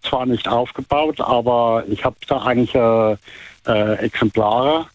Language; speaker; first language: German; native; German